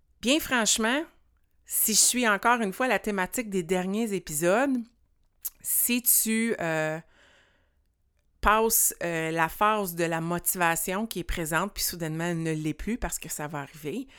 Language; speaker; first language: French; native; French